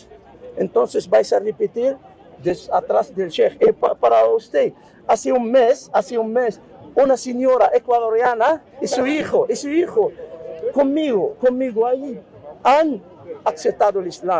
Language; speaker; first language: Spanish; non-native, fluent; Arabic